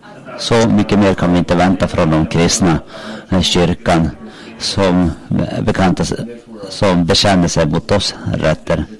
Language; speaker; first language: Swedish; non-native, local second language; Finnish